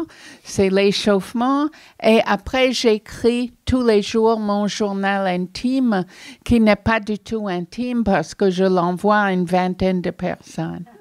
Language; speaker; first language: French; non-native, fluent; English